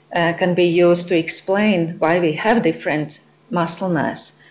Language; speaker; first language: English; non-native, fluent; Latvian